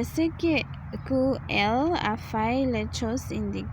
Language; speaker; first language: French; non-native, learner; English